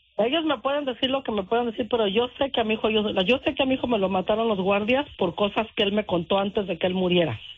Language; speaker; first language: Spanish; native; Spanish